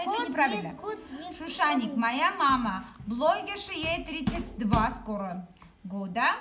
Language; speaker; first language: Russian; non-native, learner; Armenian